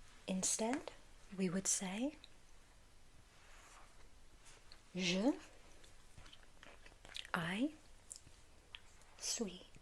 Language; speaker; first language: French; non-native, learner; English